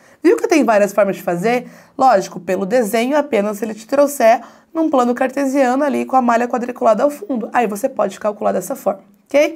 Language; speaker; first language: Portuguese; native; Portuguese